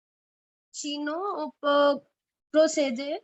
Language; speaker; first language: French; non-native, fluent; Hindi